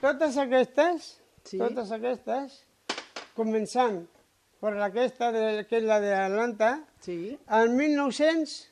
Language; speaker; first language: Catalan; non-native, local second language; Spanish